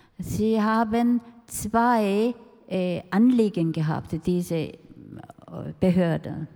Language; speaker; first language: German; non-native, fluent; Korean